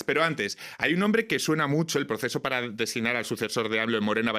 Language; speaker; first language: Spanish; native; Spanish